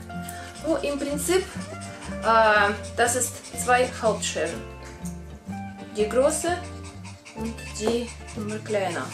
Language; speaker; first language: German; non-native, learner; Russian